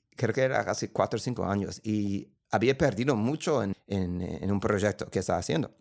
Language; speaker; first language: Spanish; non-native, fluent; English